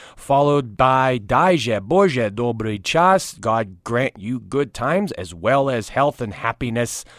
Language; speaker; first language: English; native; English